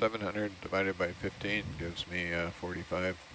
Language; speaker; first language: English; native; English